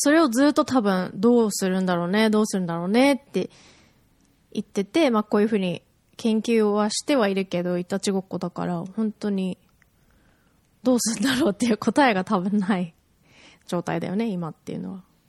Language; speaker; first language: Japanese; early bilingual, heritage; Japanese